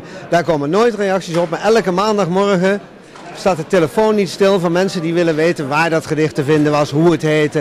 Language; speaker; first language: Dutch; native; Dutch